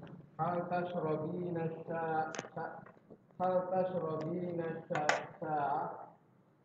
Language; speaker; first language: Arabic; non-native, learner; Indonesian